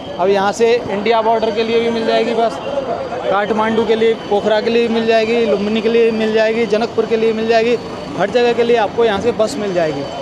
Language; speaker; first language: Hindi; native; Hindi